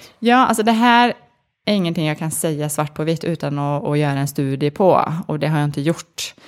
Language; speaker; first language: Swedish; native; Swedish